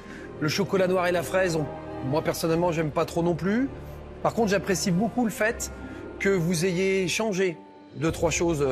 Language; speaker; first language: French; native; French